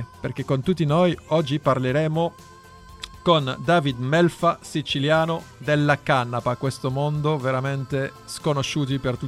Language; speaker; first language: Italian; non-native, fluent; Spanish